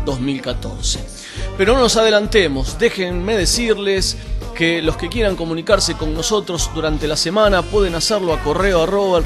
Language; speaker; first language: Spanish; native; Spanish